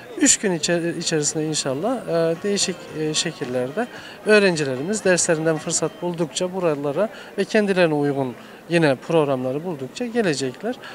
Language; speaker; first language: Turkish; native; Turkish